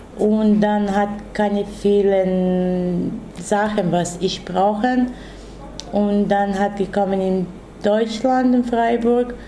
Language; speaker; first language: German; non-native, learner; Romany